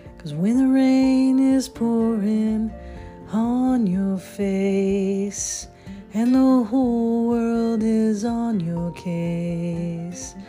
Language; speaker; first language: English; native; English